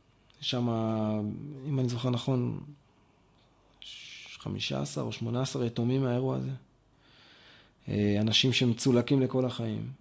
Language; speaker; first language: Hebrew; native; Hebrew